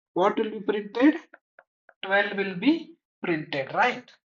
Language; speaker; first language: English; non-native, local second language; Kannada